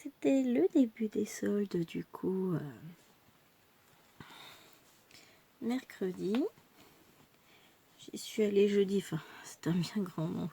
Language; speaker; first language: French; native; French